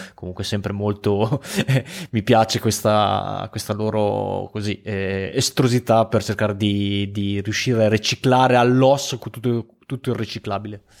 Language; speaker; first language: Italian; native; Italian